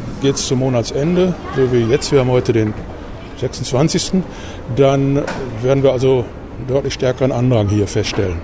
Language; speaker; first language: German; native; German